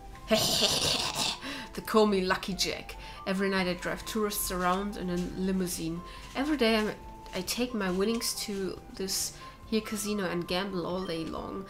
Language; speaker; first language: English; non-native, fluent; German